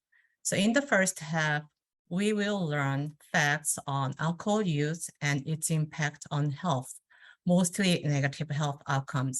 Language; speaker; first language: English; non-native, fluent; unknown